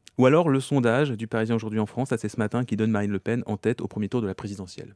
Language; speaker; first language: French; native; French